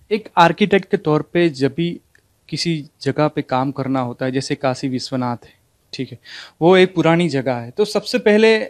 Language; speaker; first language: Hindi; non-native, local second language; Gujarati